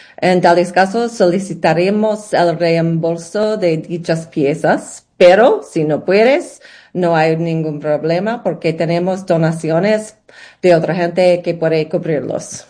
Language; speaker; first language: Spanish; non-native, learner; English